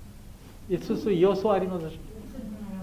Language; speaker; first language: Japanese; non-native, fluent; Bangla